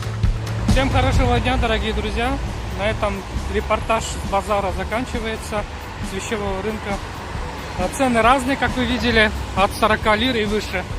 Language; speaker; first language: Russian; non-native, local second language; Kyrgyz